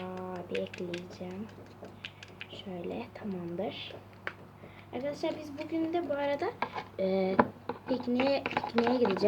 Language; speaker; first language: Turkish; native; Turkish